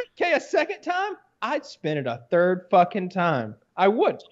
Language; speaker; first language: English; native; English